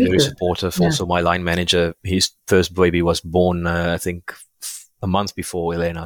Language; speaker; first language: English; non-native, local second language; Afrikaans